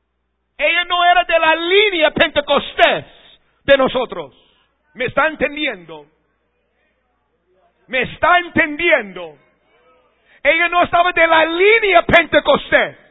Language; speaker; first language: Spanish; non-native, fluent; English